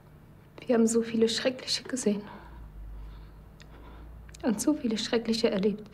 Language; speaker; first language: German; non-native, learner; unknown